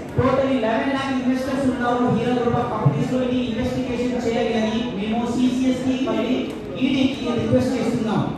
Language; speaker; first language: Telugu; non-native, local second language; Urdu